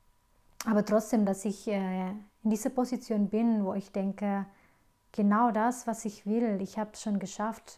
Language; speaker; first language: German; non-native, fluent; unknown